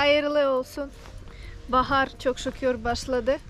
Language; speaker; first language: Turkish; non-native, learner; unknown